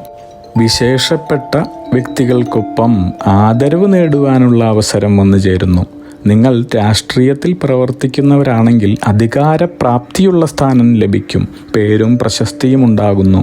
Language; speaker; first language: Malayalam; native; Malayalam